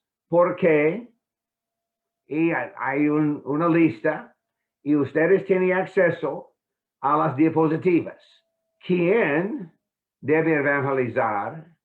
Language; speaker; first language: Spanish; non-native, fluent; English